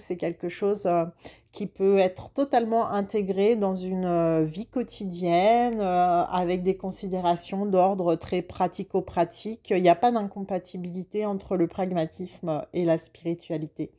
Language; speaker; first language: French; native; French